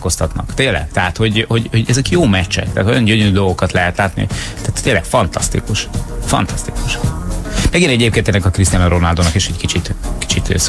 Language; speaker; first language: Hungarian; native; Hungarian